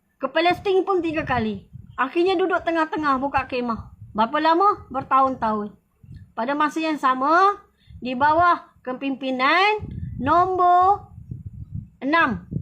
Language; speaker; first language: Malay; native; Malay